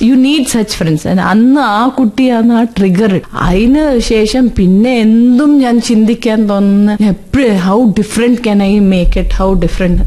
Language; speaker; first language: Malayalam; early bilingual, heritage; Malayalam